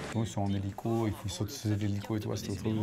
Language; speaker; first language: French; native; French